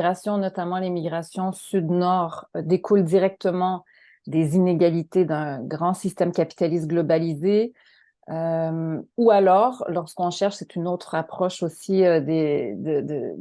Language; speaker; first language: French; native; French